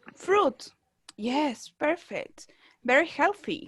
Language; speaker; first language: English; non-native, fluent; Spanish